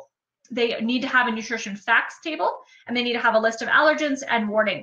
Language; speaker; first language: English; native; English